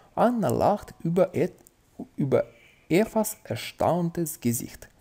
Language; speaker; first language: German; non-native, fluent; Russian